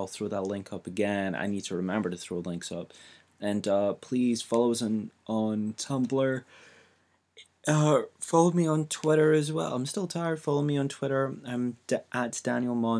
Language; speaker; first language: English; native; English